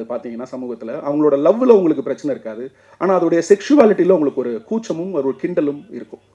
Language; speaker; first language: Tamil; native; Tamil